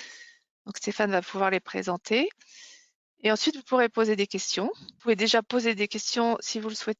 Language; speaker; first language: French; native; French